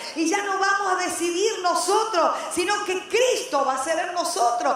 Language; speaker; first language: Spanish; native; Spanish